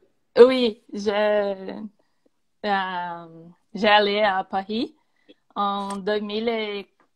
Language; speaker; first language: French; non-native, learner; Portuguese